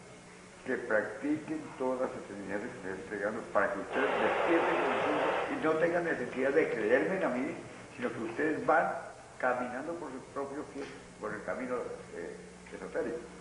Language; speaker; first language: Spanish; native; Spanish